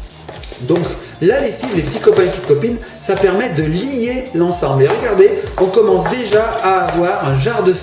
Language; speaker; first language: French; native; French